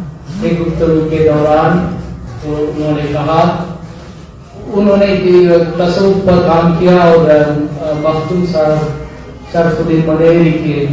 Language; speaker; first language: Hindi; non-native, local second language; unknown